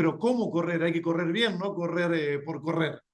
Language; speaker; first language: Spanish; native; Spanish